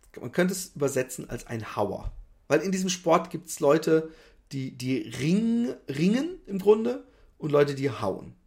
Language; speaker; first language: German; early bilingual, other home language; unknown